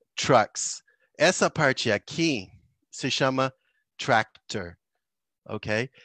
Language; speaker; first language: Portuguese; non-native, fluent; English